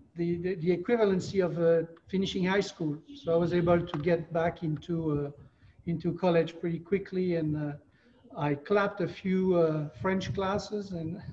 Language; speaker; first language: English; non-native, fluent; French